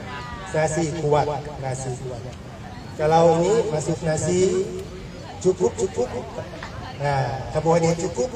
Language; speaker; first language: Indonesian; non-native, learner; Thai